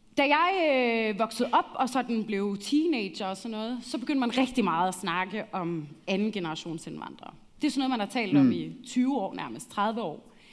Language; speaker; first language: Danish; early bilingual, other home language; Arabic